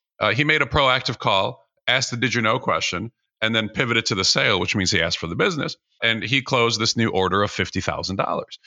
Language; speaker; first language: English; early bilingual, other home language; Russian